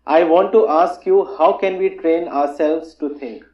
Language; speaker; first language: English; non-native, local second language; Urdu